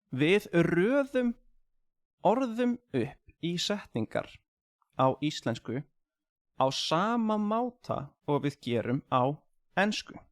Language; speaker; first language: Icelandic; native; Icelandic